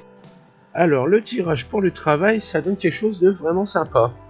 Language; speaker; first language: French; native; French